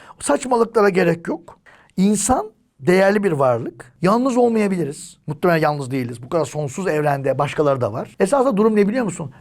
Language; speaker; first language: Turkish; native; Turkish